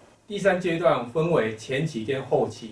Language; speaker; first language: Chinese; native; Chinese